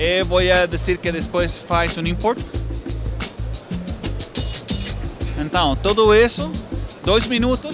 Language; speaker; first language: Portuguese; non-native, learner; Spanish